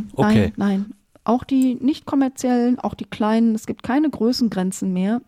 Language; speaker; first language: German; native; German